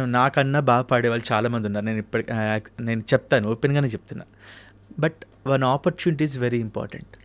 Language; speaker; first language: Telugu; native; Telugu